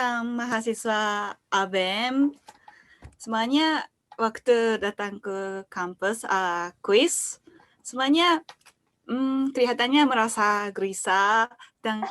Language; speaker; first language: Indonesian; non-native, fluent; Japanese